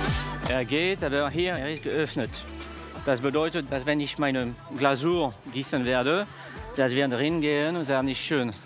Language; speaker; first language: German; non-native, fluent; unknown